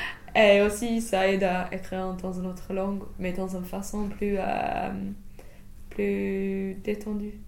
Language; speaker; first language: French; non-native, fluent; English